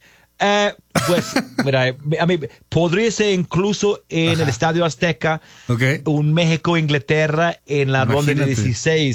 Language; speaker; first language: Spanish; non-native, fluent; English